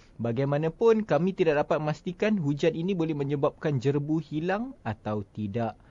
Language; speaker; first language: Malay; native; Malay